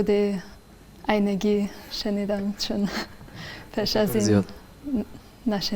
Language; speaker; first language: Persian; non-native, fluent; English